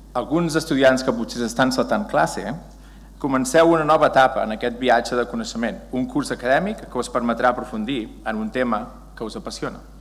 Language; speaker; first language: Catalan; native; Catalan